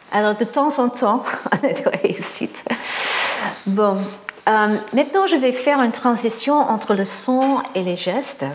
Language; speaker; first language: French; non-native, fluent; English